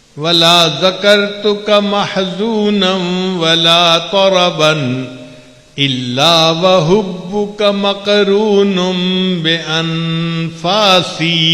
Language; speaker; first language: Urdu; non-native, local second language; Punjabi